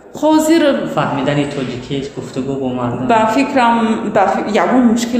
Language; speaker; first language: Tajik; non-native, learner; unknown